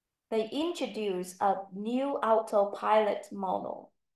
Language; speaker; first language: English; non-native, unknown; Vietnamese